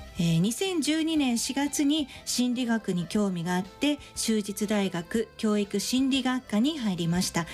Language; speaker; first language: Japanese; native; Japanese